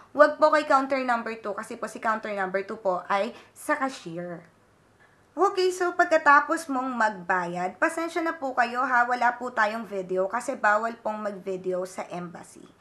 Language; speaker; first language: Filipino; native; Filipino